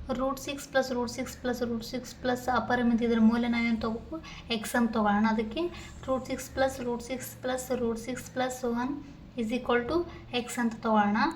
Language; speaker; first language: Kannada; native; Kannada